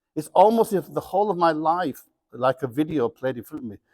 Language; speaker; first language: English; early bilingual, other home language; Punjabi